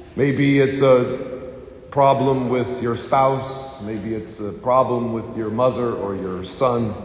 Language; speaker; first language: English; native; English